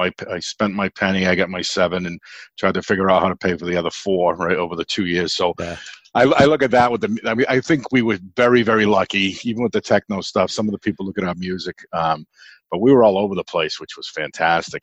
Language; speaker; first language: English; native; English